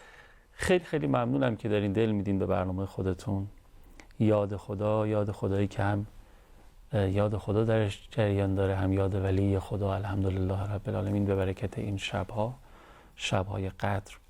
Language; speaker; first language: Persian; native; Persian